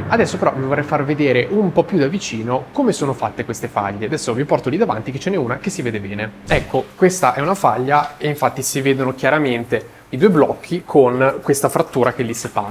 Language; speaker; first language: Italian; native; Italian